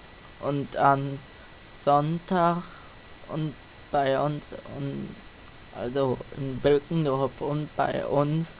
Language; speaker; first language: German; native; German